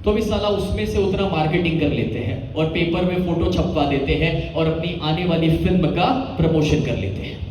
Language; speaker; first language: Hindi; non-native, local second language; Gujarati